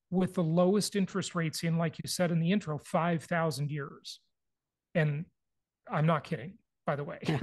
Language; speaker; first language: English; native; English